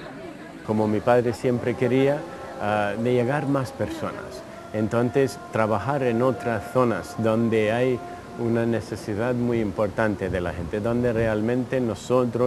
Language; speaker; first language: Spanish; early bilingual, heritage; Spanish